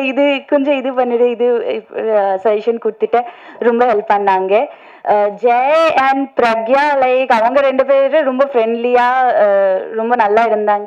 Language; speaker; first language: Tamil; non-native, fluent; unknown